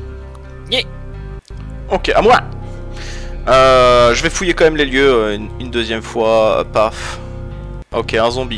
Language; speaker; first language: French; native; French